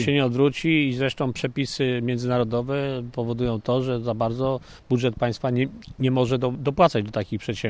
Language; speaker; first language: Polish; native; Polish